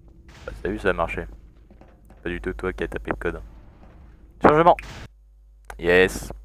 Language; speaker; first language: French; native; French